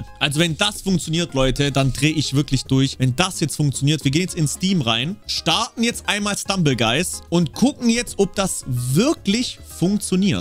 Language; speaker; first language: German; native; German